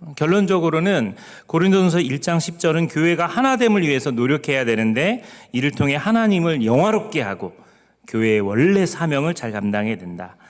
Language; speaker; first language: Korean; native; Korean